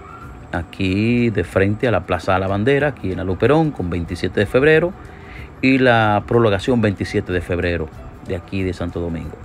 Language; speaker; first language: Spanish; native; Spanish